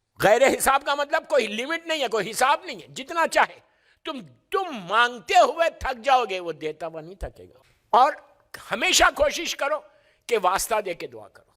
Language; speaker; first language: Urdu; native; Urdu